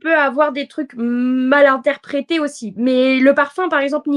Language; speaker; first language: French; native; French